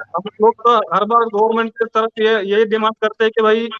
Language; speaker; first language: Hindi; non-native, local second language; Marathi